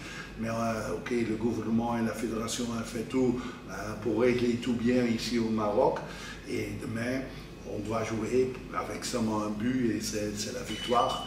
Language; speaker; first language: French; non-native, fluent; Dutch